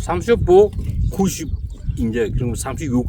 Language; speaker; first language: Korean; non-native, learner; Mongolian